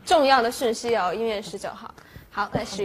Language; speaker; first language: Chinese; native; Chinese